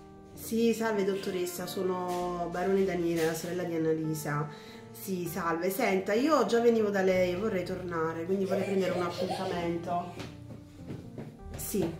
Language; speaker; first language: Italian; native; Italian